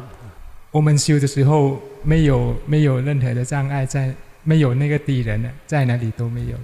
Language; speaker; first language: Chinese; non-native, fluent; Thai